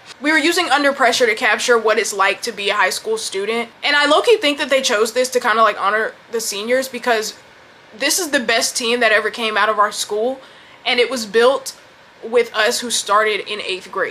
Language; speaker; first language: English; native; English